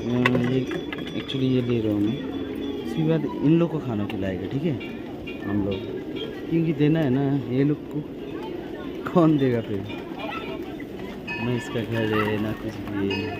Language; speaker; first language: Hindi; non-native, local second language; Nepali